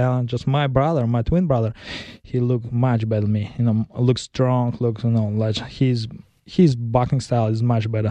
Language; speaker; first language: English; non-native, learner; Kazakh